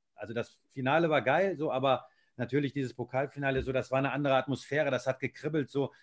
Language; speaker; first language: German; native; German